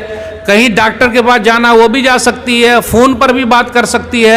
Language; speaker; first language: Hindi; native; Hindi